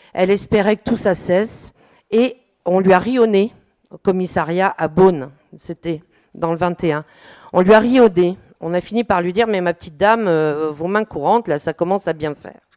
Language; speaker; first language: French; native; French